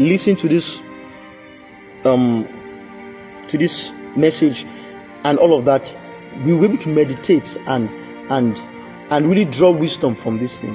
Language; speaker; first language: English; non-native, local second language; Yoruba